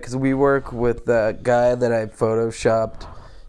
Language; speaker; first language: English; native; English